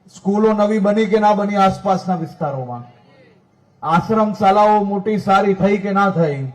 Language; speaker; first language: Gujarati; native; Gujarati